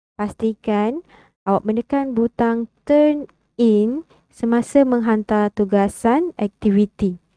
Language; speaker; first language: Malay; native; Malay